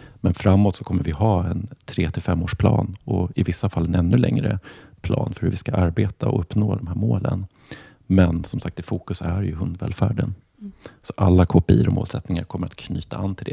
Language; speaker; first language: Swedish; native; Swedish